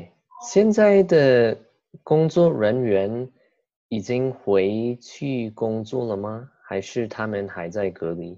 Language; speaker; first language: Chinese; non-native, fluent; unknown